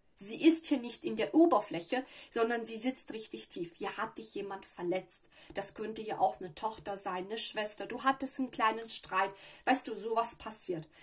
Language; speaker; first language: German; non-native, fluent; Italian